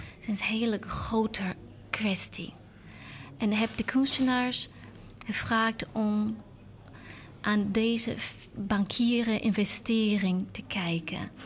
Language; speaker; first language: Dutch; non-native, learner; English